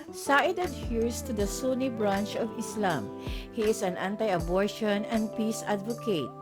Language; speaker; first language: English; non-native, local second language; Filipino